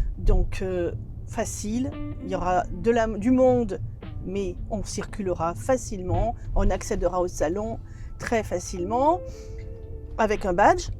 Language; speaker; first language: French; native; French